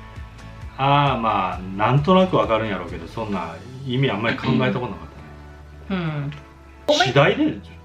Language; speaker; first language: Japanese; native; Japanese